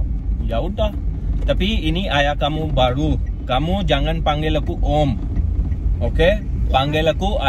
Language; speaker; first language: Indonesian; non-native, learner; Urdu